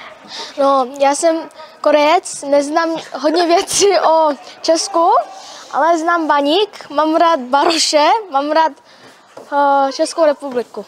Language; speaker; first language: Czech; non-native, learner; Korean